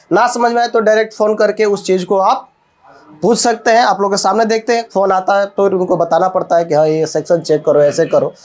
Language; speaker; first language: Hindi; native; Hindi